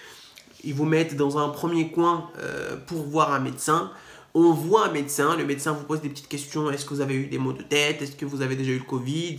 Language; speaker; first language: French; native; French